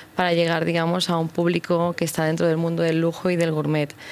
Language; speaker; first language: Spanish; native; Spanish